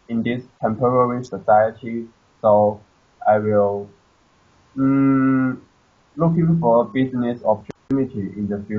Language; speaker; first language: English; non-native, learner; Chinese